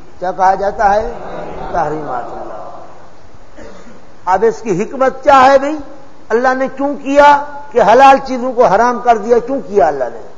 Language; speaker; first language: Urdu; non-native, local second language; Saraiki